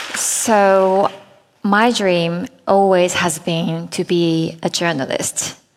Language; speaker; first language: English; non-native, fluent; Japanese